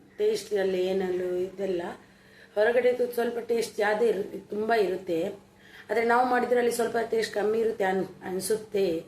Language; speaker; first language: Kannada; non-native, local second language; Tulu